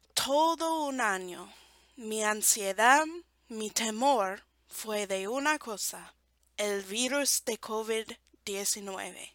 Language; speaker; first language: Spanish; non-native, fluent; English